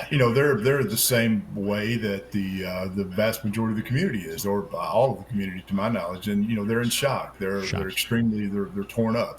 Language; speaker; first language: English; native; English